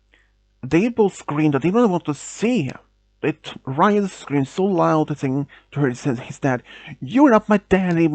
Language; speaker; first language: English; non-native, fluent; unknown